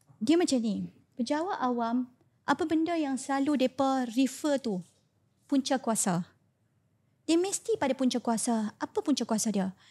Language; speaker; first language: Malay; native; Malay